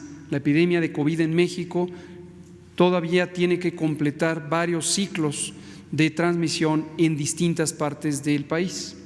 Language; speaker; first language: Spanish; native; Spanish